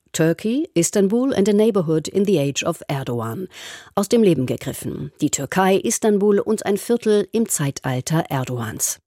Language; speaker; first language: German; native; German